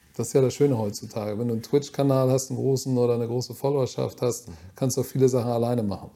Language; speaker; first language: German; native; German